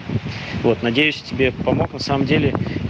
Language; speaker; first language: Russian; native; Russian